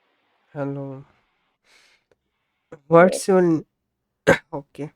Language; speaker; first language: English; non-native, learner; Bangla